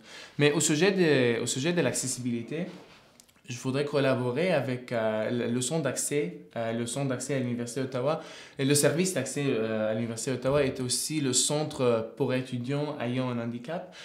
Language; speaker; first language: French; non-native, fluent; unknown